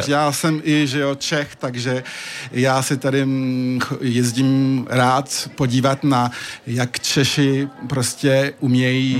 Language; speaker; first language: Czech; early bilingual, heritage; French